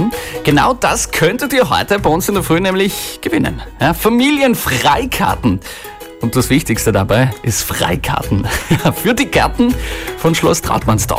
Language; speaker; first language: German; native; German